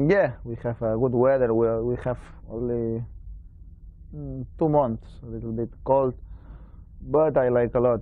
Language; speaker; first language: English; non-native, learner; Spanish